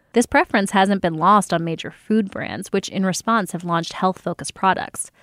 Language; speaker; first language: English; native; English